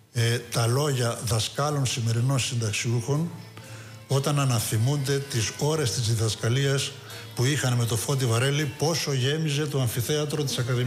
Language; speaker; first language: Greek; native; Greek